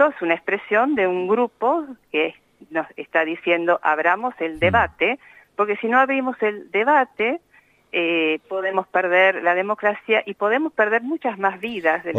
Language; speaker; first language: Spanish; native; Spanish